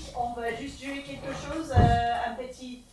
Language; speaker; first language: French; non-native, learner; English